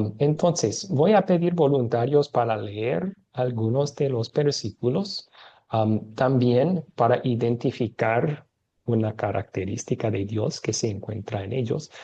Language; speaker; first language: Spanish; non-native, fluent; English